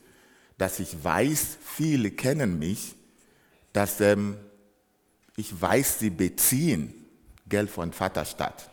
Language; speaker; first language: German; non-native, fluent; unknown